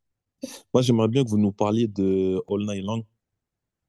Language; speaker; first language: French; native; French